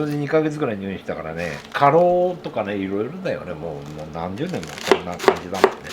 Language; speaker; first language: Japanese; native; Japanese